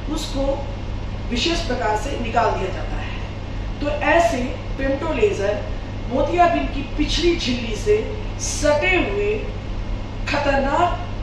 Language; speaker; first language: Hindi; native; Hindi